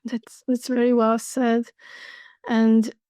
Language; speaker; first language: English; native; English